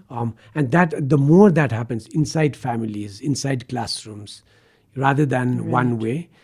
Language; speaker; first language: English; non-native, local second language; Nepali